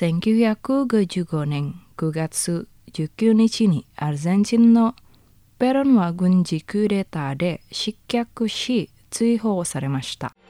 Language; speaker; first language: Japanese; non-native, learner; Indonesian